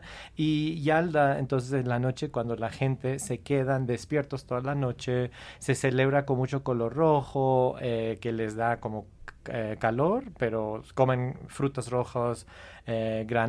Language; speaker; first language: Spanish; non-native, fluent; English